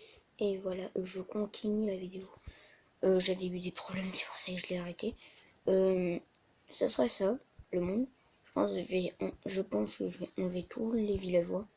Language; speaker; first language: French; native; French